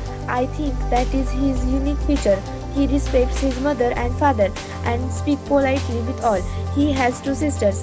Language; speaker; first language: English; non-native, learner; Marathi